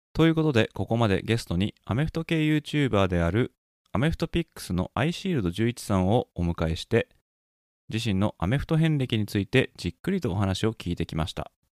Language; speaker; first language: Japanese; native; Japanese